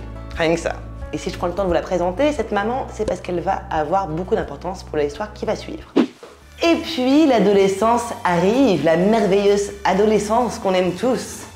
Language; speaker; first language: French; native; French